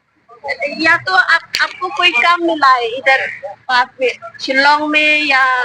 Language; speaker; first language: Hindi; non-native, local second language; Khasi